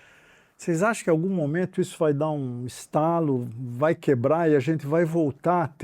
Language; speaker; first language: Portuguese; native; Portuguese